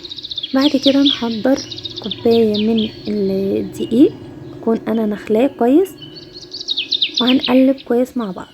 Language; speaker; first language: Arabic; native; Arabic